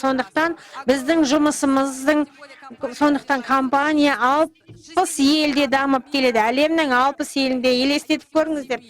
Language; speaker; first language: Kazakh; non-native, local second language; Russian